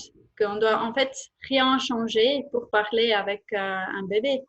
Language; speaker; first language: French; non-native, fluent; Estonian